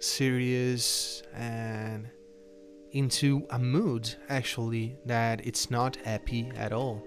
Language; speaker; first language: English; non-native, fluent; Italian